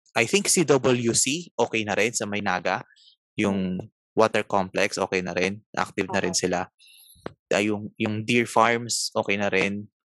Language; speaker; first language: Filipino; non-native, local second language; Bikol